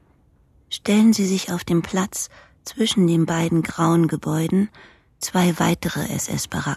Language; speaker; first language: German; native; German